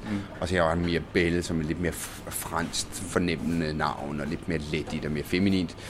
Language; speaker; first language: Danish; early bilingual, other home language; Italian